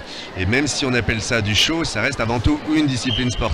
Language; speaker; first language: French; native; French